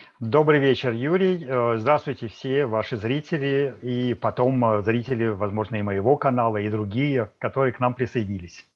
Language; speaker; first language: Russian; native; Russian